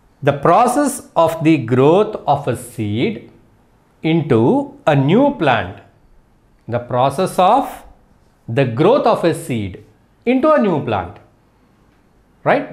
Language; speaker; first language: English; non-native, local second language; Telugu